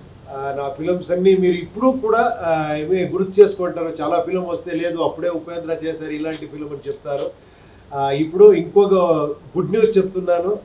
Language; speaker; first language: Telugu; non-native, local second language; Kannada